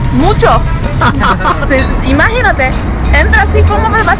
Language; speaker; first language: Spanish; non-native, fluent; Portuguese